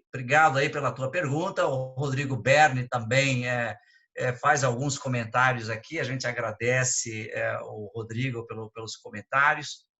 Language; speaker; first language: Portuguese; native; Portuguese